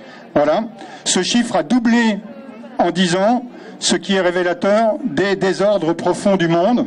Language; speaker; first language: French; native; French